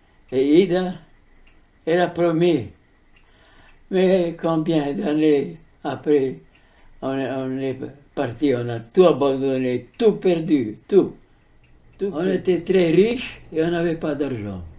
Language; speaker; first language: French; early bilingual, heritage; French